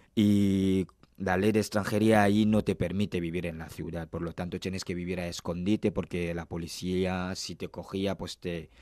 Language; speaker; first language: Spanish; non-native, fluent; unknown